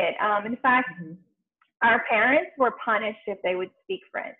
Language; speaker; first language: English; native; English